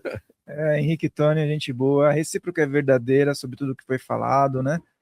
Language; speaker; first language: Portuguese; native; Portuguese